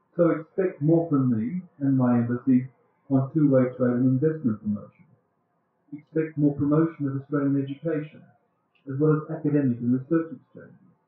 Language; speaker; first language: English; native; English